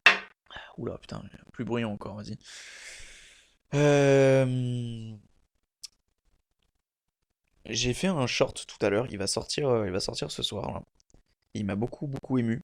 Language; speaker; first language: French; native; French